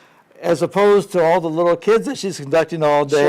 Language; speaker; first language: English; native; English